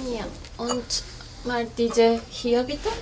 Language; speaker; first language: German; non-native, learner; Korean